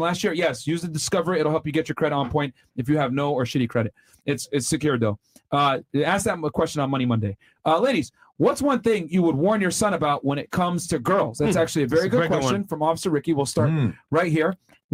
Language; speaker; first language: English; native; English